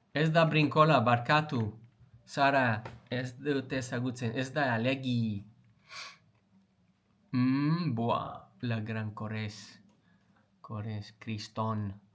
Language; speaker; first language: Basque; non-native, learner; English